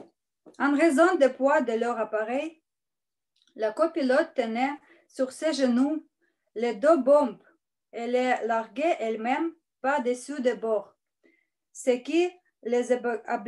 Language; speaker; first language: French; non-native, learner; Russian